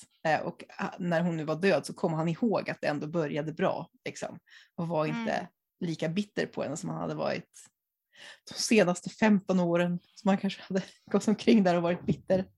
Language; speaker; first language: Swedish; native; Swedish